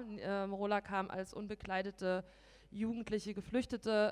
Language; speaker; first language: German; native; German